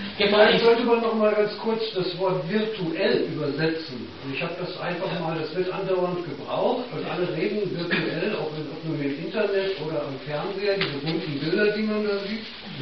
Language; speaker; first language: German; native; German